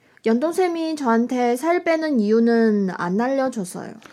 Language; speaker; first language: Korean; non-native, fluent; Chinese